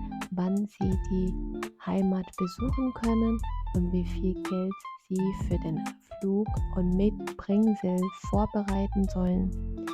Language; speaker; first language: German; non-native, fluent; Vietnamese